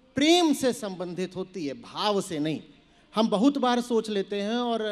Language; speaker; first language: Hindi; native; Hindi